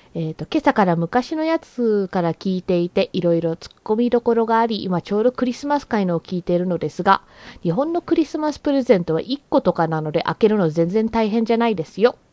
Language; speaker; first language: Japanese; early bilingual, heritage; Japanese